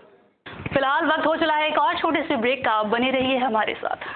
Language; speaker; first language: Hindi; native; Hindi